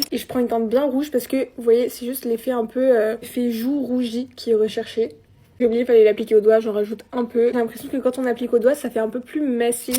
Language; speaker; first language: French; native; French